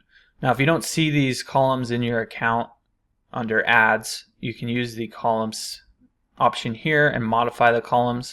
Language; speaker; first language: English; native; English